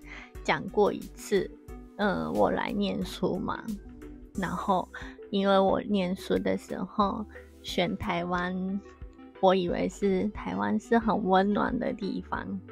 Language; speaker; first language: Chinese; non-native, fluent; Japanese